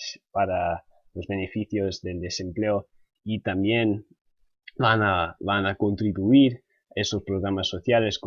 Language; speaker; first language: Spanish; non-native, fluent; English